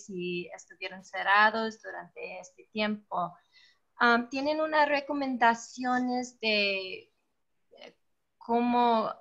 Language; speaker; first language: Spanish; non-native, learner; English